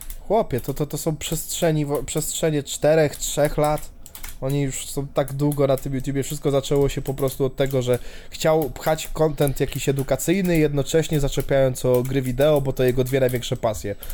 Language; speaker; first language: Polish; native; Polish